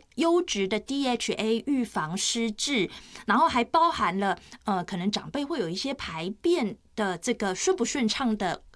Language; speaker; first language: Chinese; native; Chinese